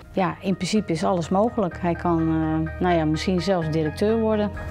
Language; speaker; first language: Dutch; native; Dutch